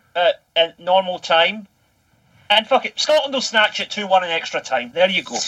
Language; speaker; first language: English; native; English